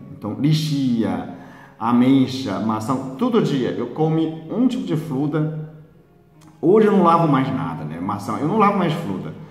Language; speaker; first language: Portuguese; non-native, fluent; Chinese